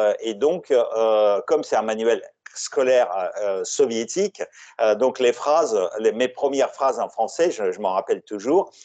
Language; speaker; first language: French; non-native, fluent; Russian